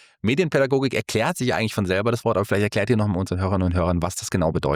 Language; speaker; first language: German; native; German